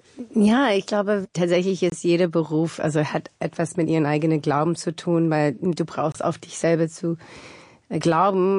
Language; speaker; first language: German; non-native, fluent; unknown